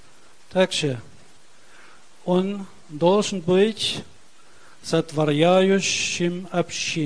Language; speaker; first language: Russian; early bilingual, heritage; Russian